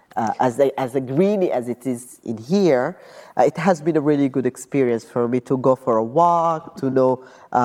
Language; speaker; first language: English; non-native, fluent; Arabic